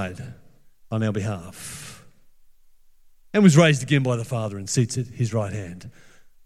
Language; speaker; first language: English; native; English